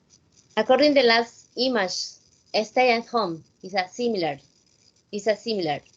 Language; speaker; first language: English; non-native, fluent; Spanish